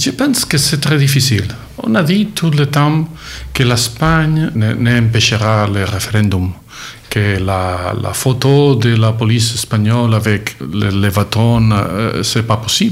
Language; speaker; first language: French; non-native, learner; Catalan